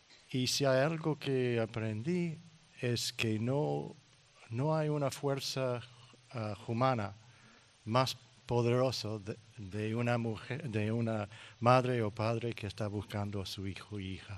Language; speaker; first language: Spanish; non-native, learner; English